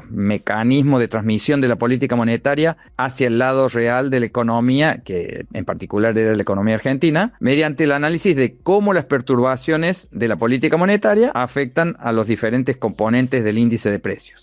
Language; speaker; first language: Spanish; native; Spanish